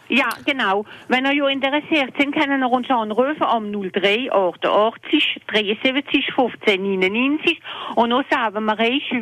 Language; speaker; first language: German; non-native, local second language; French